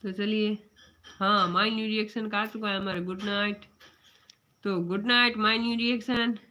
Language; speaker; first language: Hindi; non-native, local second language; Gujarati